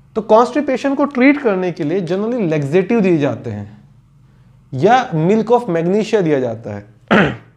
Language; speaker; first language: Hindi; native; Hindi